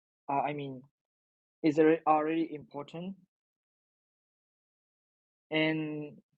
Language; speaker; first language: English; non-native, learner; Japanese